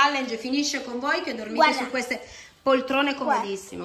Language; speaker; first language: Italian; native; Italian